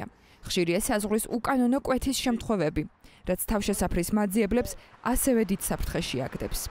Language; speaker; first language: Georgian; native; Georgian